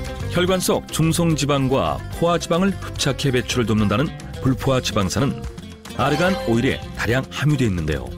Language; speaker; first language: Korean; native; Korean